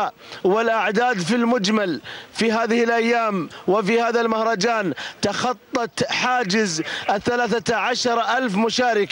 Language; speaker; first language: Arabic; native; Arabic